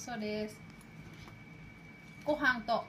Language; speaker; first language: Japanese; non-native, learner; Thai